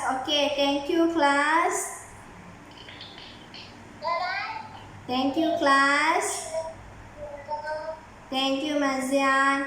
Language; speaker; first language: English; non-native, learner; Malay